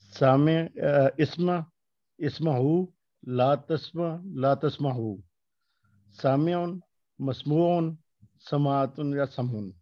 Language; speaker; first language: Arabic; non-native, learner; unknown